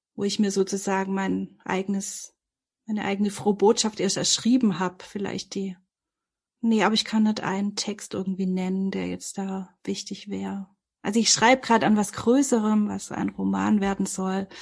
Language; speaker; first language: German; native; German